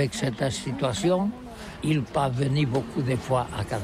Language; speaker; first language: French; non-native, learner; Catalan